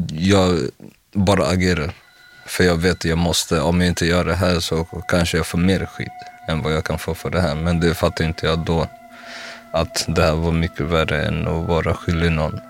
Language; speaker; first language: Swedish; early bilingual, other home language; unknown